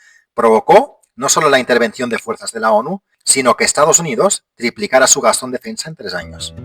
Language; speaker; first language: Spanish; native; Spanish